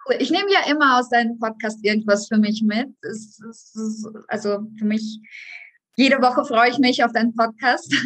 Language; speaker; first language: German; early bilingual, other home language; Russian